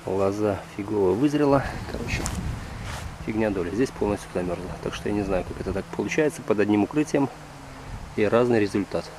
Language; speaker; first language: Russian; native; Russian